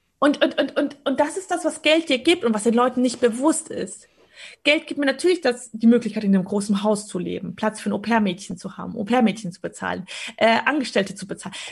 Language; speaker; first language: German; early bilingual, other home language; Polish